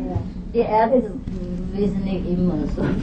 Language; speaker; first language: German; non-native, learner; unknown